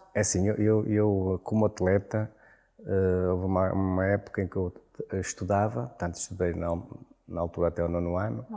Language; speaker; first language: Portuguese; native; Portuguese